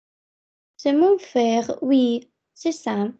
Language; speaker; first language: French; non-native, fluent; Russian